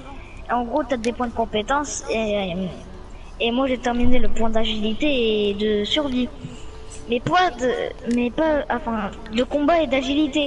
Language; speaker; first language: French; native; French